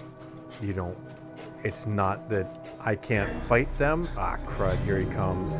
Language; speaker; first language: English; native; English